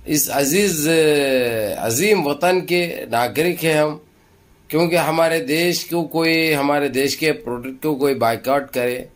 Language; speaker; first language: Urdu; native; Urdu